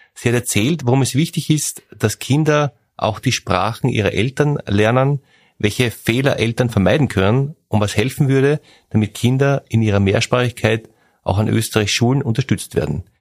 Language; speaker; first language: German; native; German